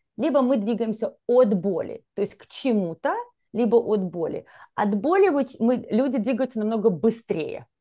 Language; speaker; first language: Russian; native; Russian